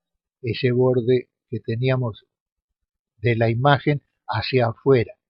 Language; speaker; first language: Spanish; native; Spanish